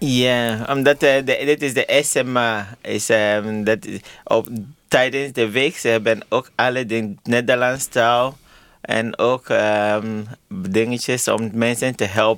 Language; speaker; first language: Dutch; non-native, learner; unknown